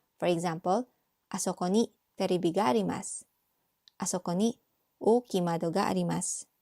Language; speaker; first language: Japanese; non-native, learner; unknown